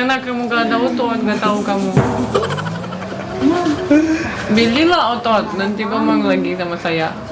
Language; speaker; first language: Indonesian; non-native, learner; Russian